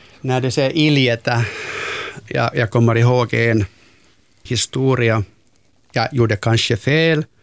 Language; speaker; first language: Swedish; non-native, local second language; Finnish